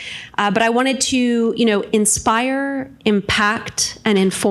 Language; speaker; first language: English; native; English